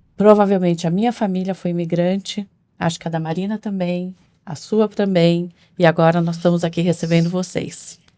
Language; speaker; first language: Portuguese; native; Portuguese